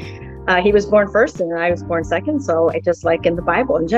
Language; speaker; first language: English; early bilingual, other home language; Spanish